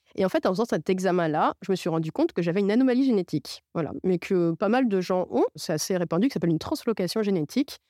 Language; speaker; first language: French; non-native, local second language; Arabic